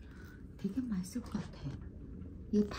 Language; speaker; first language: Korean; early bilingual, other home language; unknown